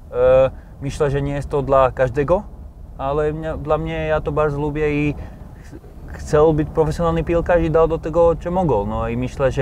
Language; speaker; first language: Polish; non-native, learner; Slovak